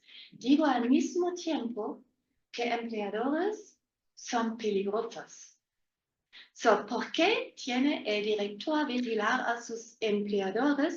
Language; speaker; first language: Spanish; non-native, fluent; German